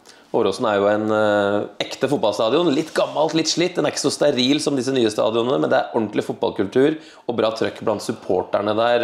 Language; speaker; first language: Norwegian; native; Norwegian